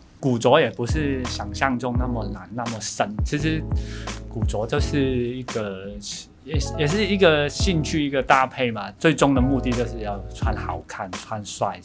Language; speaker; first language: Chinese; non-native, local second language; Cantonese